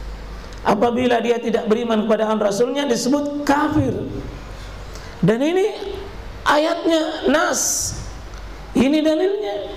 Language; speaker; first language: Indonesian; native; Indonesian